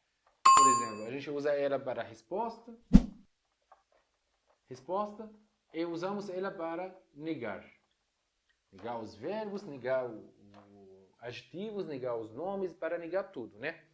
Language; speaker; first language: Portuguese; non-native, fluent; Arabic